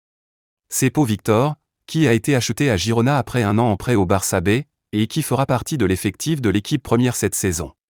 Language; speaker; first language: French; native; French